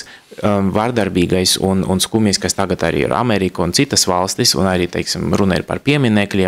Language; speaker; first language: Latvian; non-native, local second language; Russian